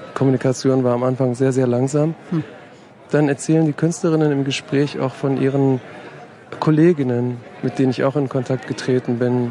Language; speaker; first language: German; early bilingual, other home language; Turkish